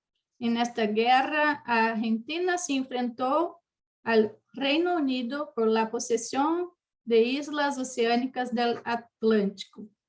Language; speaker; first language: Spanish; non-native, learner; Portuguese